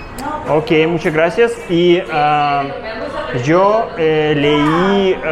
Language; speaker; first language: Spanish; non-native, learner; Russian